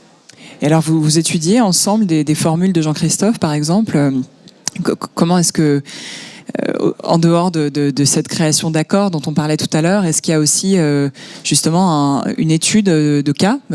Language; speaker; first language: French; native; French